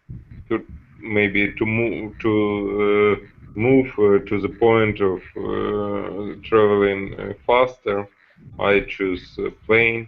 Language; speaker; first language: English; non-native, learner; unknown